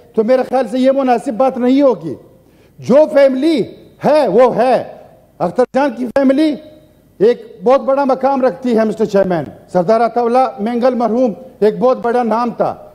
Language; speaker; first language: Urdu; non-native, local second language; Pashto